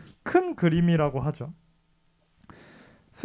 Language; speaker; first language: Korean; native; Korean